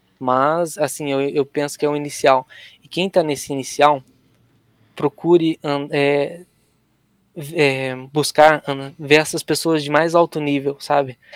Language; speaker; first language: Portuguese; native; Portuguese